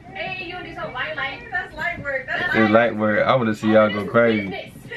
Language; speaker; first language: English; native; English